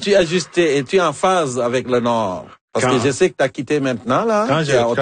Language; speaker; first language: French; native; French